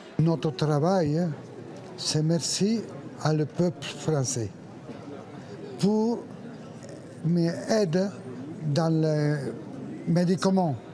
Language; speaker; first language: French; non-native, learner; Spanish